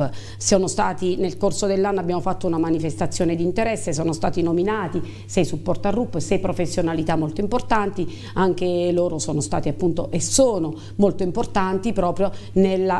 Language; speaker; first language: Italian; native; Italian